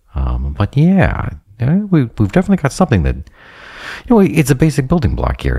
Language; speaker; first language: English; native; English